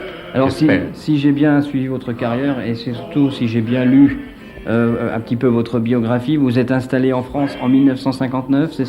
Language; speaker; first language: French; native; French